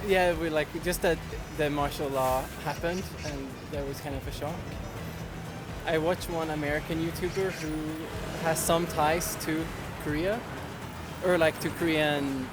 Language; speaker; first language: English; non-native, fluent; Swedish